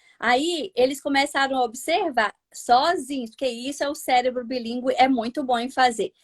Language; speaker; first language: Portuguese; native; Portuguese